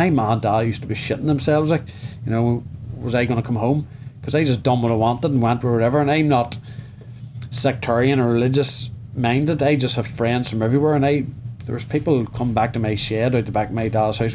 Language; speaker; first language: English; native; English